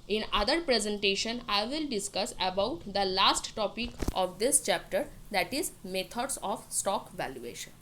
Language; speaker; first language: English; non-native, local second language; Bangla